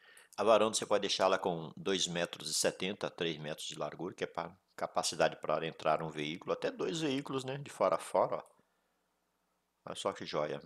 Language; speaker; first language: Portuguese; native; Portuguese